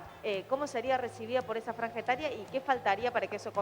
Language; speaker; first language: Spanish; native; Spanish